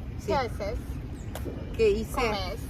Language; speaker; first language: Spanish; non-native, learner; Turkish